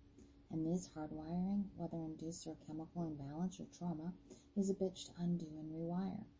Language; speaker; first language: English; native; English